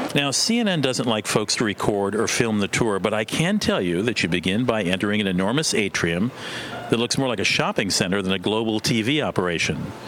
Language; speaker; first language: English; non-native, fluent; Korean